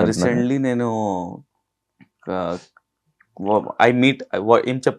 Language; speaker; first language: Telugu; non-native, local second language; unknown